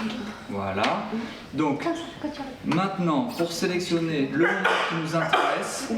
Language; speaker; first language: French; native; French